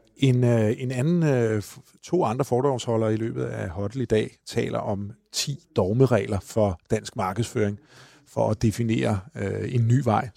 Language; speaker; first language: Danish; native; Danish